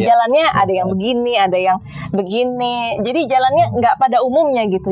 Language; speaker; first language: Indonesian; native; Indonesian